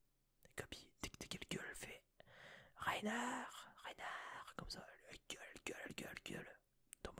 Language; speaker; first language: French; native; French